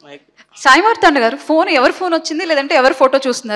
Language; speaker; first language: Telugu; native; Telugu